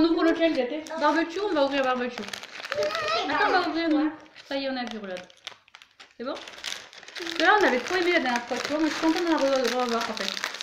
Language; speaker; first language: French; native; French